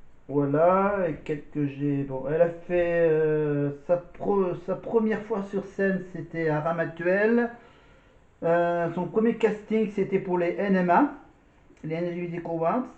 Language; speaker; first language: French; native; French